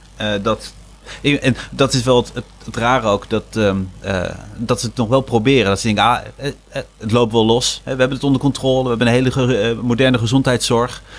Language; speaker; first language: Dutch; native; Dutch